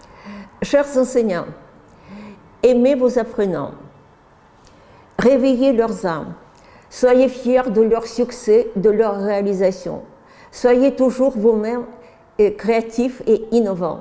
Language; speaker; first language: French; non-native, fluent; Russian